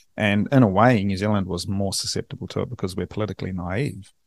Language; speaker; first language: English; native; English